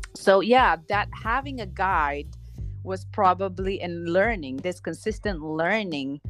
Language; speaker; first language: English; non-native, fluent; Slovenian